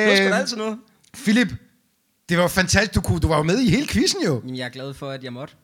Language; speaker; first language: Danish; non-native, fluent; Arabic